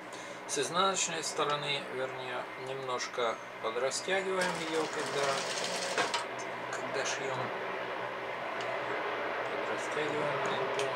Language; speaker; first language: Russian; native; Russian